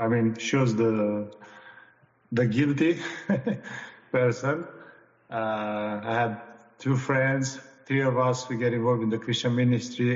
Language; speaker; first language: English; non-native, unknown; Romanian